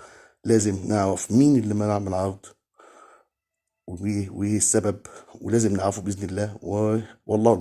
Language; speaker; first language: Arabic; native; Arabic